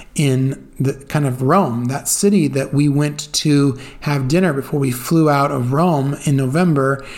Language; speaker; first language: English; native; English